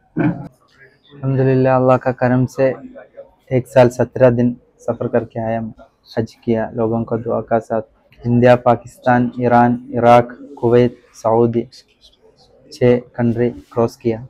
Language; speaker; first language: Hindi; non-native, local second language; Malayalam